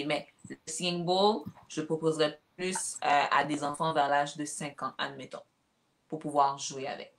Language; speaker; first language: French; native; French